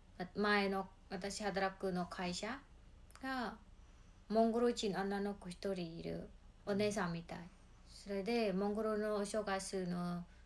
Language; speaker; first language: Japanese; non-native, learner; Mongolian